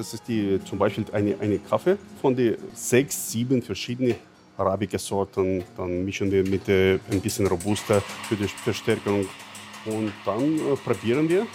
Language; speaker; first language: German; non-native, learner; Russian